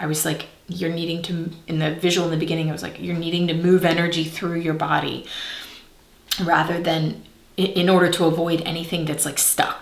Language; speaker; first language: English; native; English